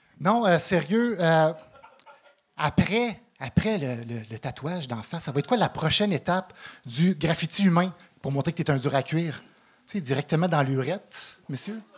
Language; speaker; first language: French; native; French